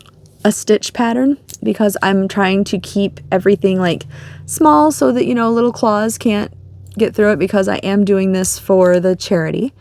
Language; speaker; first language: English; native; English